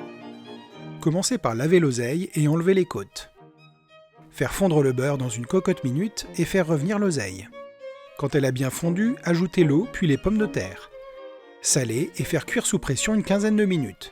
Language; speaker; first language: French; native; French